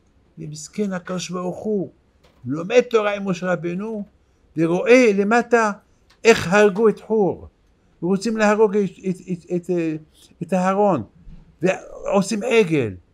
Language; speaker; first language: Hebrew; non-native, fluent; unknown